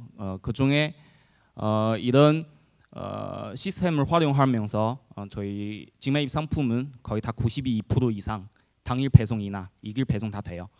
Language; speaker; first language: Korean; non-native, fluent; Chinese